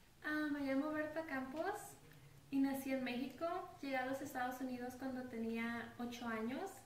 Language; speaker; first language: Spanish; early bilingual, heritage; Spanish